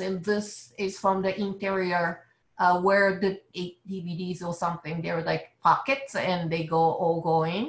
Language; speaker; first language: English; non-native, fluent; Japanese